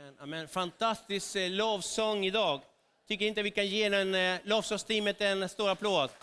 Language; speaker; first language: Swedish; non-native, fluent; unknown